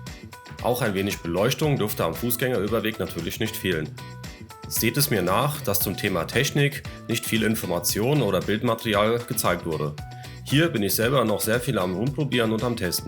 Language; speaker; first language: German; native; German